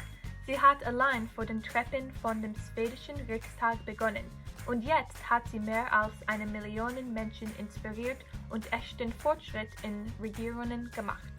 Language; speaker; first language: German; non-native, learner; English